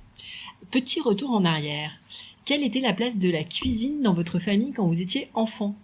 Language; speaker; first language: French; native; French